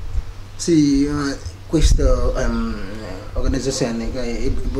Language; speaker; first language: Italian; non-native, learner; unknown